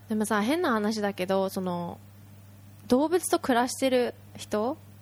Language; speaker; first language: Japanese; early bilingual, heritage; Japanese